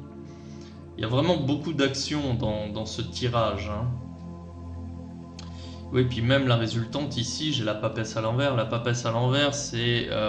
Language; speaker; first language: French; native; French